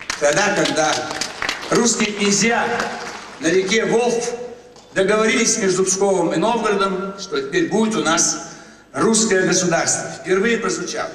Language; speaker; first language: Russian; native; Russian